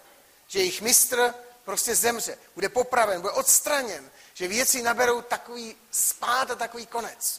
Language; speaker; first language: Czech; native; Czech